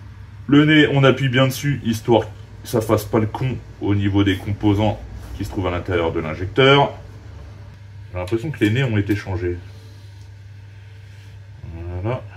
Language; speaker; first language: French; native; French